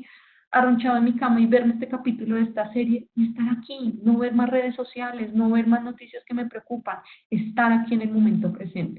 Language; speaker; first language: Spanish; native; Spanish